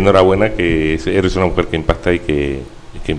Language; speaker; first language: Spanish; native; Spanish